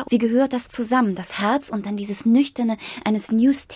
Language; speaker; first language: German; native; German